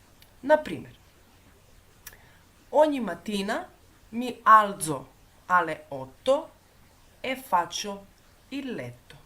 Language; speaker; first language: Italian; non-native, fluent; Macedonian